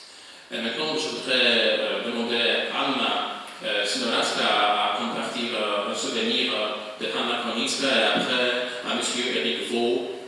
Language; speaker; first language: French; non-native, fluent; Polish